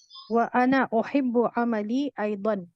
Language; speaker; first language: Arabic; non-native, learner; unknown